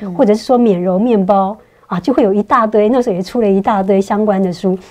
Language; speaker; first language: Chinese; native; Chinese